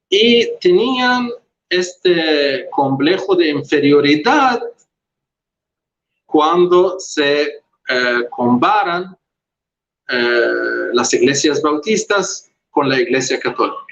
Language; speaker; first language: Spanish; non-native, local second language; Arabic